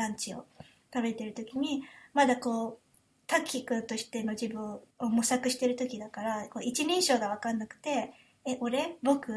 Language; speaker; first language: Japanese; early bilingual, heritage; Japanese